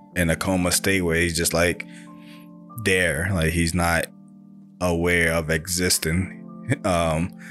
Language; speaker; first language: English; native; English